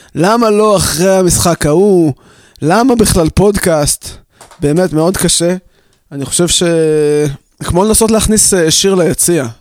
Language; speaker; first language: Hebrew; native; Hebrew